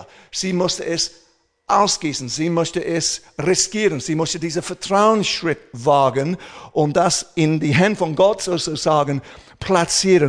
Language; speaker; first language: German; non-native, fluent; English